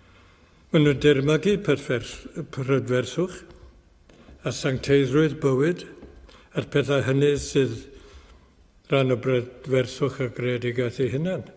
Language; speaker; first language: Welsh; native; Welsh